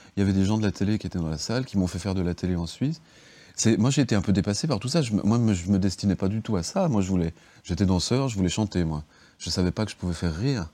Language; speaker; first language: French; native; French